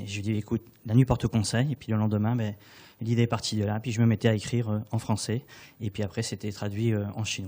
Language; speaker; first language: French; native; French